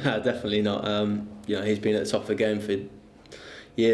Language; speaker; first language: English; native; English